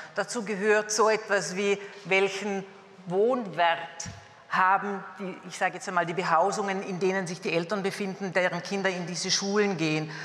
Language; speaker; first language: German; native; German